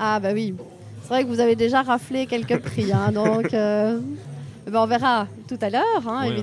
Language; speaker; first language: French; native; French